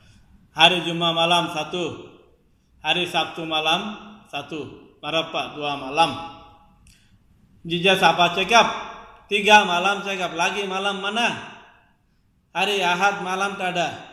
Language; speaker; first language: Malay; non-native, local second language; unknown